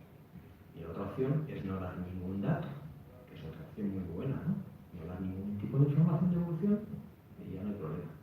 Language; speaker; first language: Spanish; native; Spanish